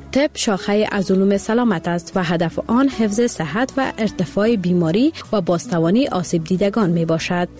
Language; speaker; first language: Persian; native; Persian